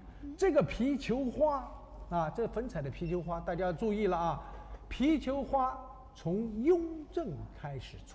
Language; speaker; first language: Chinese; native; Chinese